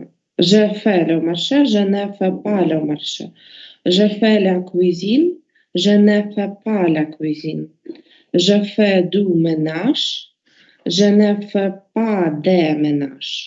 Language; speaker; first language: French; non-native, learner; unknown